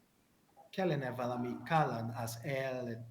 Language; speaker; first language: Hungarian; non-native, learner; Portuguese